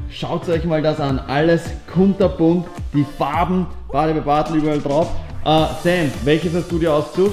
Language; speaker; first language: German; native; German